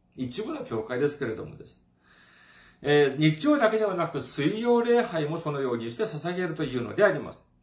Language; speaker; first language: Japanese; non-native, fluent; Korean